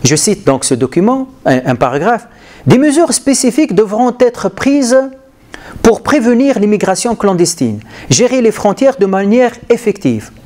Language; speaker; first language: French; non-native, local second language; Arabic